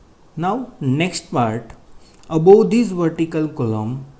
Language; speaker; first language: English; non-native, local second language; Gujarati